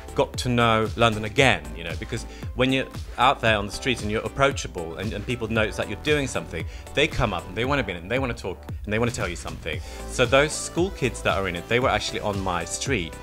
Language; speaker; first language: English; non-native, fluent; Swedish